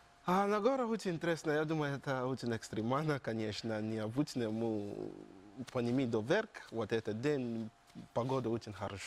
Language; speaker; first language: Russian; non-native, learner; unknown